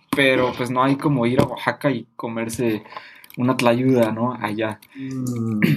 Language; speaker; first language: Spanish; native; Spanish